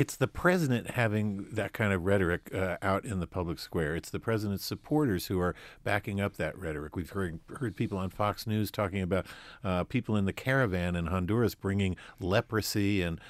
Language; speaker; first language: English; native; English